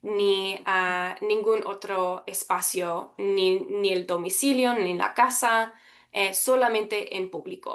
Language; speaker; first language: Spanish; early bilingual, heritage; Spanish